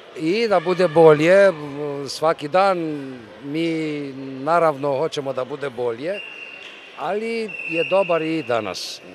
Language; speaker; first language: Bosnian; non-native, fluent; Romanian